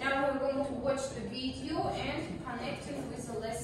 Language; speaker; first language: English; non-native, learner; Kazakh